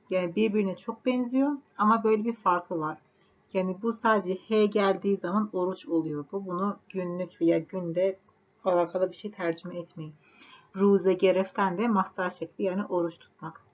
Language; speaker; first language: Turkish; non-native, fluent; Persian